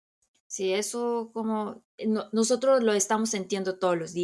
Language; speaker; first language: Spanish; non-native, fluent; Korean